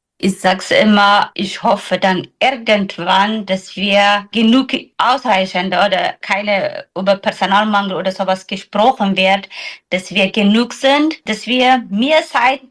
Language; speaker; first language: German; non-native, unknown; Tigrinya